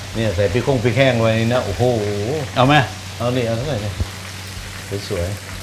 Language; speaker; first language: Thai; native; Thai